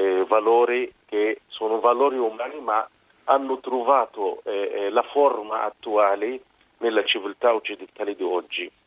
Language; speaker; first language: Italian; non-native, fluent; Arabic